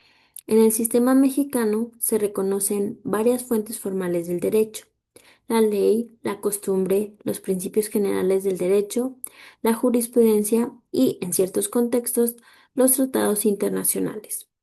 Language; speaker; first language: Spanish; native; Spanish